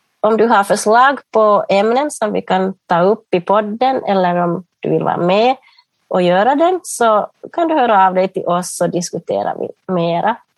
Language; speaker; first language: Swedish; native; Swedish